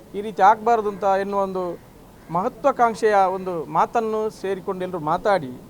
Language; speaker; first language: Kannada; non-native, local second language; Tulu